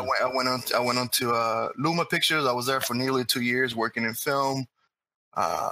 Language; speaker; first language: English; non-native, fluent; Spanish